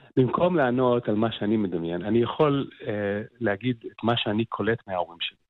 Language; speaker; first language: Hebrew; early bilingual, other home language; English